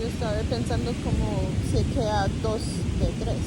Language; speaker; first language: Spanish; early bilingual, heritage; Spanish